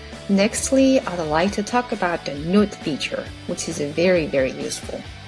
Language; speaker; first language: English; non-native, fluent; Korean